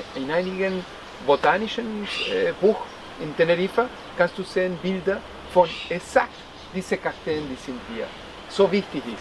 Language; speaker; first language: German; non-native, fluent; Spanish